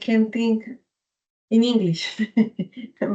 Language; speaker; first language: English; non-native, learner; Spanish